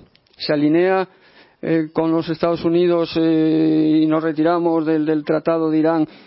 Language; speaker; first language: Spanish; native; Spanish